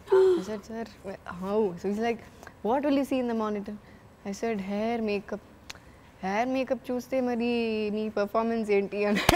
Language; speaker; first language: Telugu; non-native, fluent; Malayalam